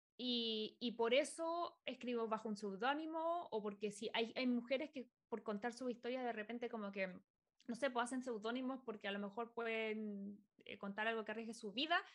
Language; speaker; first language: Spanish; native; Spanish